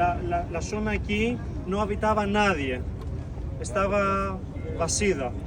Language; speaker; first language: Spanish; non-native, fluent; Greek